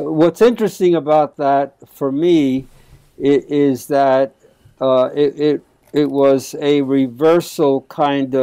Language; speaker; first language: English; early bilingual, other home language; Spanish